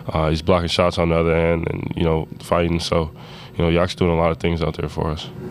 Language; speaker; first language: English; native; English